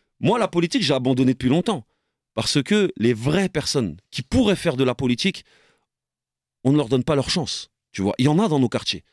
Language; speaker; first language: French; native; French